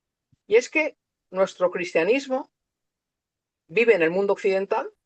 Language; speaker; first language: Spanish; native; Spanish